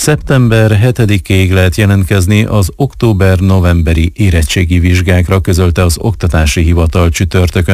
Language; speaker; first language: Hungarian; native; Hungarian